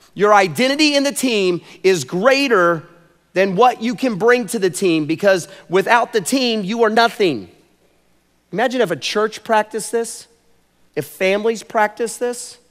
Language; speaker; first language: English; native; English